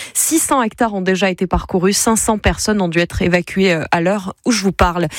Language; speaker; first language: French; native; French